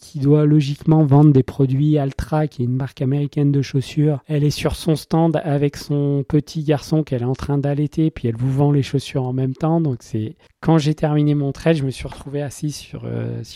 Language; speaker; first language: French; native; French